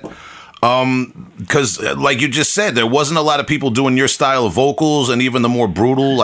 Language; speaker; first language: English; native; English